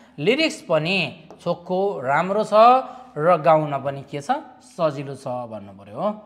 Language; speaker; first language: Nepali; native; Nepali